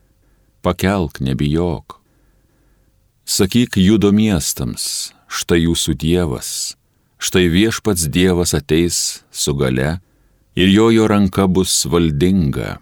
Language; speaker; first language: Lithuanian; native; Lithuanian